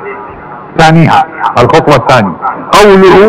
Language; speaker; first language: Arabic; native; Arabic